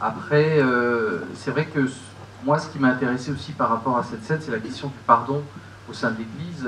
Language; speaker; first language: French; native; French